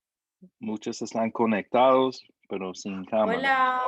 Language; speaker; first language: Spanish; non-native, fluent; English